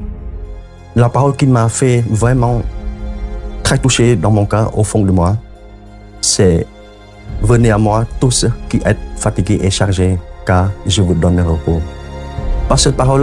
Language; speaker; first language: French; non-native, fluent; Khmer